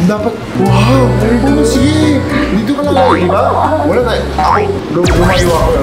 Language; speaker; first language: Filipino; non-native, fluent; Korean